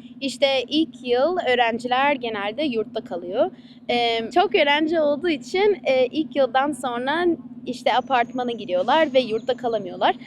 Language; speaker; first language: Turkish; early bilingual, heritage; Turkish